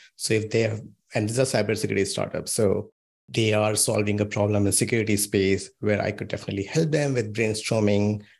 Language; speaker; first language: English; non-native, local second language; Hindi